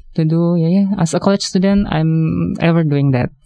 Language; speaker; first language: English; non-native, fluent; Indonesian